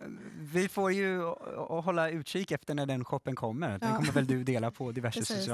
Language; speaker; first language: Swedish; native; Swedish